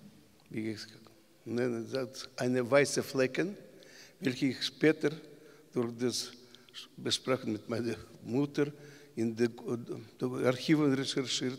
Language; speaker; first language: German; non-native, learner; Russian